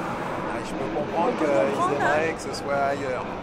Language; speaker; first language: French; native; French